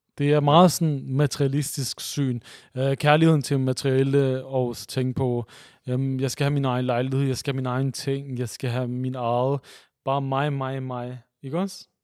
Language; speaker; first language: Danish; early bilingual, other home language; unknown